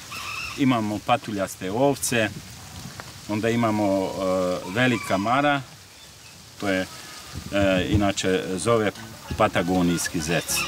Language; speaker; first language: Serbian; non-native, local second language; Hungarian